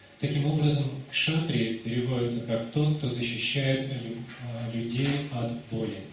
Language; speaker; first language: Russian; native; Russian